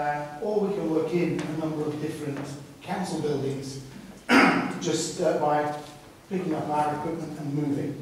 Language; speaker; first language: English; native; English